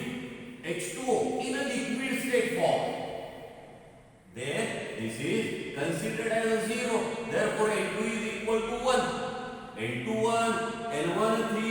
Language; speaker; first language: English; non-native, local second language; Marathi